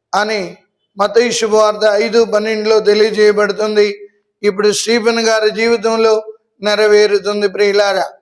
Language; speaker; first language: Telugu; native; Telugu